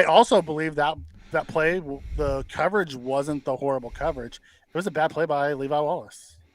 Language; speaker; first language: English; native; English